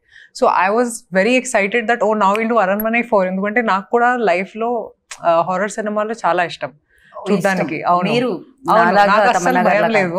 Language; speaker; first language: Telugu; non-native, fluent; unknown